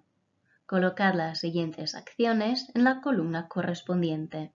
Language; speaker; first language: Spanish; non-native, fluent; Croatian